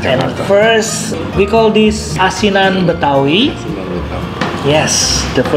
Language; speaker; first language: English; non-native, learner; Indonesian